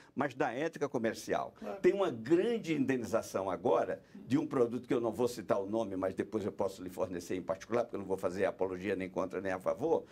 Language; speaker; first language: Portuguese; non-native, fluent; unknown